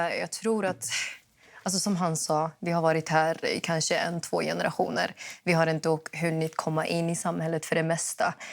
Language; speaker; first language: Swedish; early bilingual, other home language; Somali